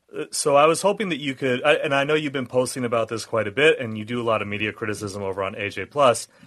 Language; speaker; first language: English; native; English